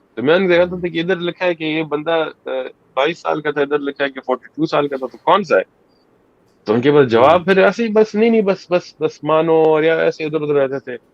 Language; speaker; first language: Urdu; early bilingual, heritage; Urdu